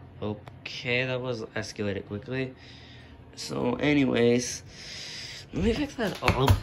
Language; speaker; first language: English; native; English